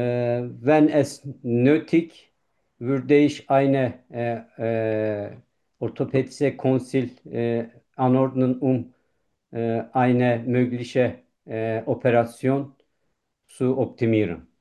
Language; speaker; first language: German; non-native, learner; Turkish